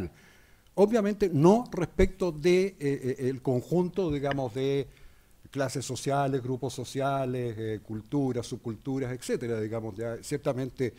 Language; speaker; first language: Spanish; native; Spanish